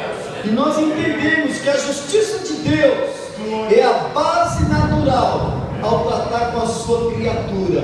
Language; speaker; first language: Portuguese; native; Portuguese